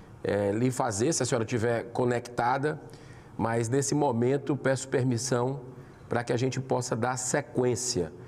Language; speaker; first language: Portuguese; native; Portuguese